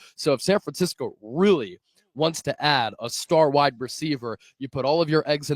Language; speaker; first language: English; native; English